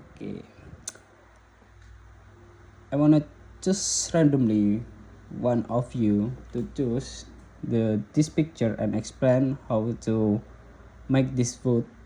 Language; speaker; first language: English; non-native, learner; Indonesian